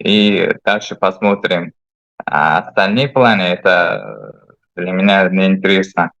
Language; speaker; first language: Russian; non-native, fluent; Uzbek